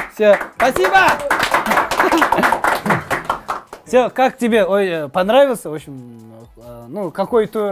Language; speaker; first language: Russian; non-native, learner; Kazakh